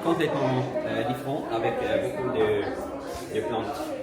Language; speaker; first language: French; non-native, learner; Italian